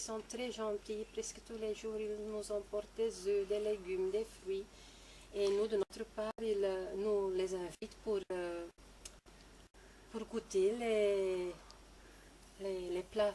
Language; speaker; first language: French; non-native, local second language; Dutch